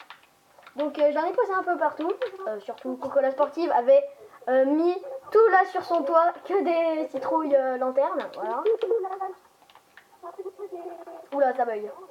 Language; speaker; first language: French; native; French